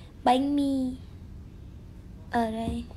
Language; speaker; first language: Vietnamese; non-native, learner; Indonesian